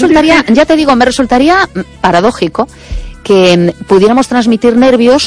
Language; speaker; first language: Spanish; native; Spanish